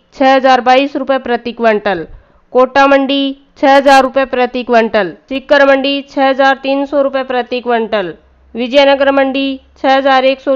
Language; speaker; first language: Hindi; native; Hindi